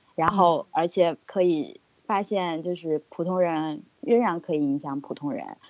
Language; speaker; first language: Chinese; native; Chinese